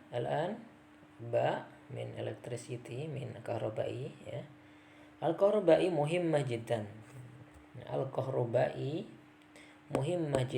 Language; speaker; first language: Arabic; non-native, fluent; Indonesian